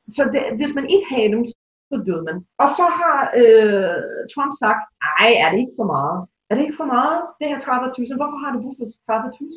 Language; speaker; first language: Danish; non-native, fluent; English